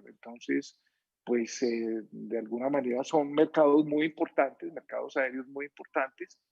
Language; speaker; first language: Spanish; native; Spanish